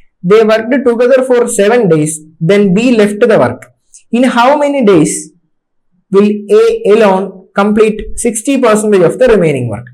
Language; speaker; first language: English; non-native, local second language; Malayalam